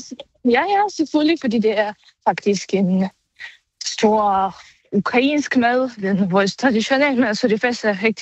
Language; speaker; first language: Danish; non-native, learner; Ukrainian